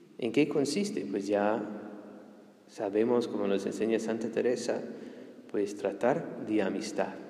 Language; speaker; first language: Spanish; non-native, fluent; English